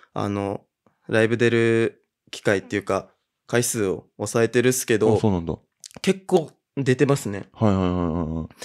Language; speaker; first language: Japanese; native; Japanese